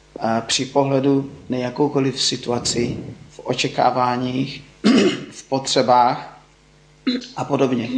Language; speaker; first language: Czech; non-native, fluent; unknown